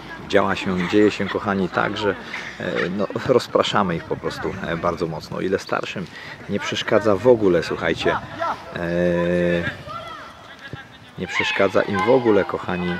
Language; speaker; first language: Polish; native; Polish